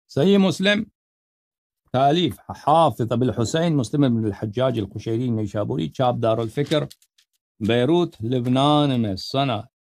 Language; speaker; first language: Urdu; non-native, fluent; Persian